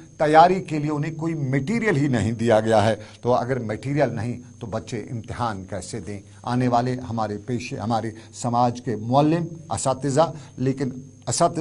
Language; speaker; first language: Urdu; non-native, local second language; Kashmiri